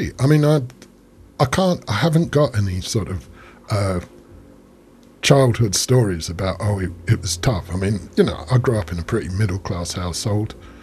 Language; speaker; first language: English; native; English